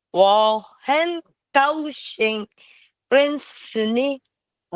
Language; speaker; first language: Chinese; non-native, learner; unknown